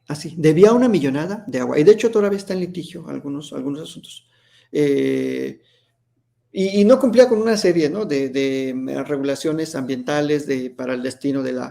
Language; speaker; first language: Spanish; native; Spanish